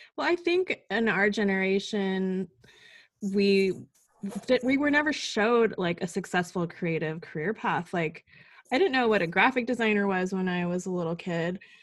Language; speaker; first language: English; native; English